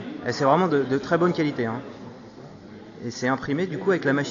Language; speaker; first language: French; native; French